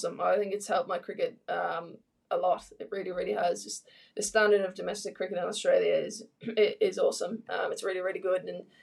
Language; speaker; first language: English; native; English